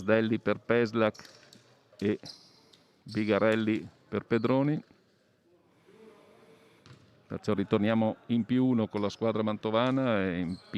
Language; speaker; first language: Italian; native; Italian